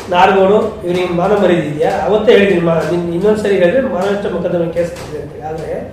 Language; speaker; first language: Kannada; native; Kannada